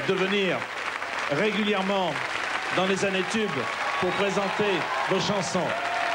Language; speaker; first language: French; native; French